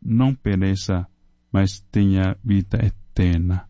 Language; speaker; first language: Portuguese; non-native, fluent; Chinese